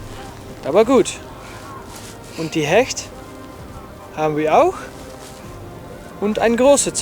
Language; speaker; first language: German; non-native, learner; Dutch